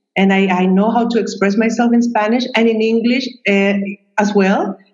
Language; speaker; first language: English; non-native, fluent; Spanish